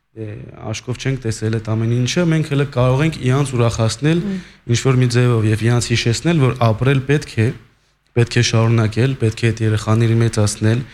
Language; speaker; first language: Armenian; early bilingual, heritage; Armenian